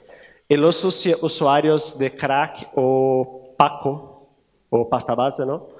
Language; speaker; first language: Spanish; non-native, learner; Portuguese